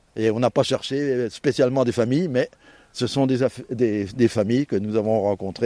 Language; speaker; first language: French; native; French